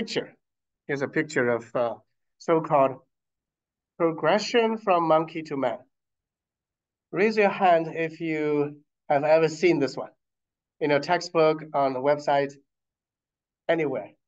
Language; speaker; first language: English; non-native, fluent; Chinese